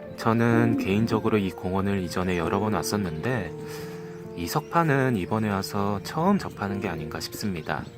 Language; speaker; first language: Korean; native; Korean